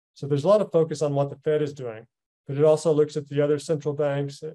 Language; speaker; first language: English; native; English